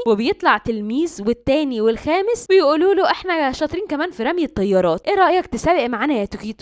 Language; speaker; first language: Arabic; native; Arabic